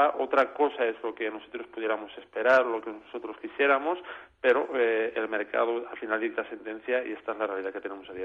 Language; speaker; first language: Spanish; native; Spanish